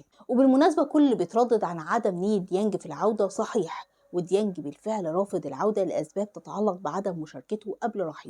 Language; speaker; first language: Arabic; native; Arabic